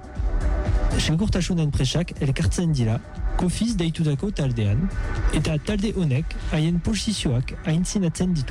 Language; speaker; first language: Basque; non-native, local second language; French